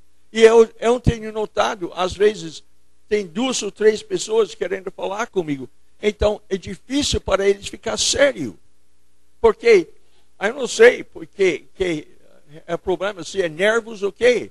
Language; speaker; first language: Portuguese; non-native, fluent; English